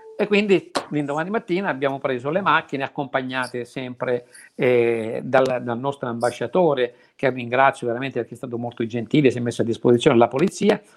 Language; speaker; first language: Italian; native; Italian